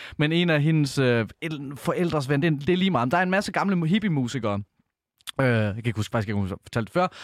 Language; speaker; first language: Danish; native; Danish